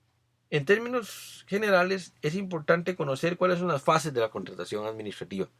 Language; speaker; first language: Spanish; native; Spanish